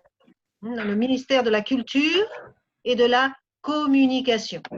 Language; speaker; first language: French; non-native, fluent; Spanish